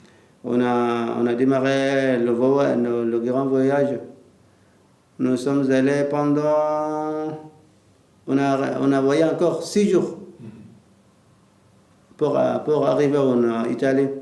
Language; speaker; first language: French; non-native, learner; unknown